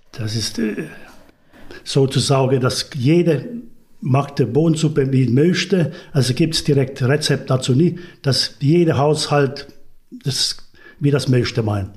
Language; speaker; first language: German; non-native, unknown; Hungarian